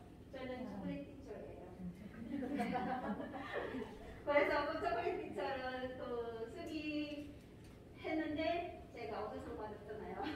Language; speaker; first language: Korean; non-native, fluent; Filipino